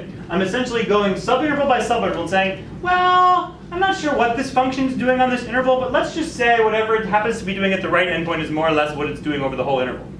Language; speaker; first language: English; native; English